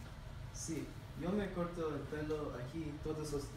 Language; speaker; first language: Spanish; non-native, learner; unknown